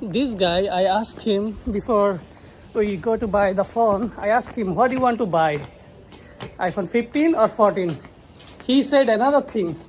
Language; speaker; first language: English; non-native, local second language; Bangla